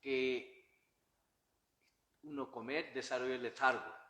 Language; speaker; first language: Spanish; non-native, learner; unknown